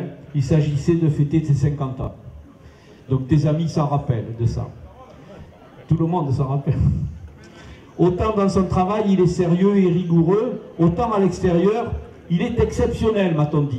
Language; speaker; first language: French; native; French